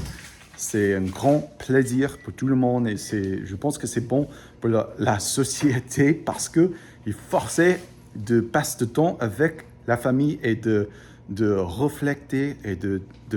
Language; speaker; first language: French; non-native, fluent; English